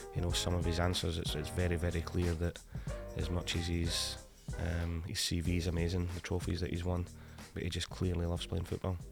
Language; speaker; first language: English; native; English